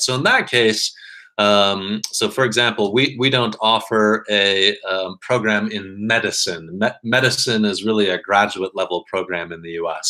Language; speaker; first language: English; native; English